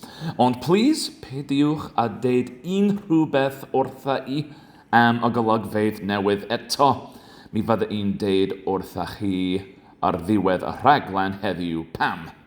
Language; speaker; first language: Welsh; non-native, learner; English